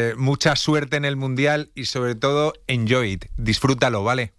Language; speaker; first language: Spanish; native; Spanish